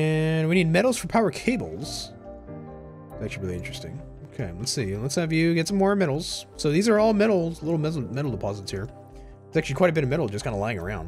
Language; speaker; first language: English; native; English